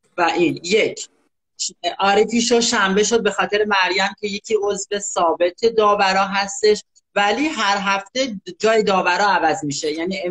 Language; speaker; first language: Persian; native; Persian